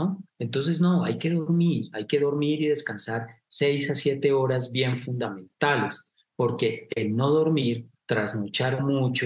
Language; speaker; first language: Spanish; native; Spanish